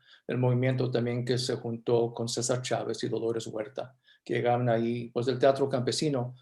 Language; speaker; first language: Spanish; early bilingual, heritage; Spanish